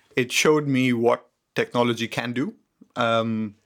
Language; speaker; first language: English; non-native, local second language; Hindi